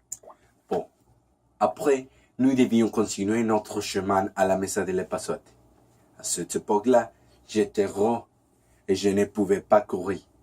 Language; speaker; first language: French; non-native, learner; Spanish